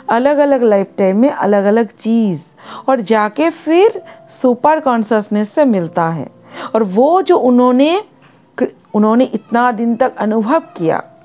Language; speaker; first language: Hindi; non-native, local second language; Bangla